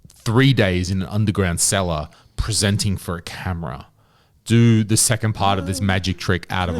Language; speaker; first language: English; native; English